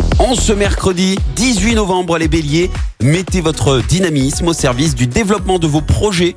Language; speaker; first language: French; native; French